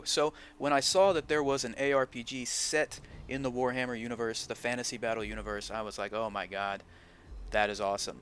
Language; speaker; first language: English; native; English